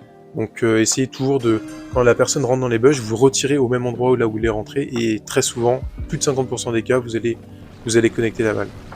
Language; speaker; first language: French; native; French